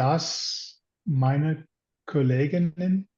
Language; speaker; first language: German; non-native, learner; English